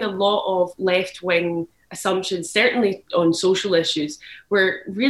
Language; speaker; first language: English; native; English